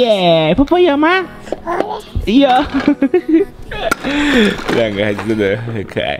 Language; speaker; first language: Chinese; native; Chinese